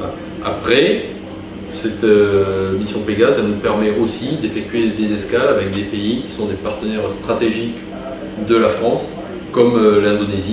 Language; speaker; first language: French; native; French